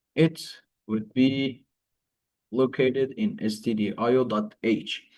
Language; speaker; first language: English; non-native, fluent; Turkish